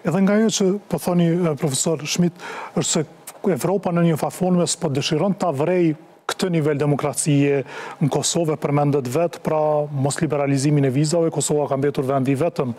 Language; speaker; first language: Albanian; native; Albanian